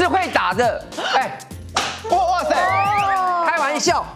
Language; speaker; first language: Chinese; native; Chinese